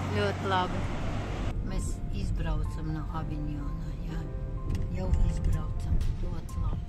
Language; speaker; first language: Latvian; non-native, local second language; Russian